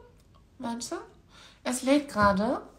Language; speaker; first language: German; native; German